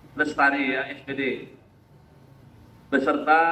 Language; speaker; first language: Indonesian; native; Indonesian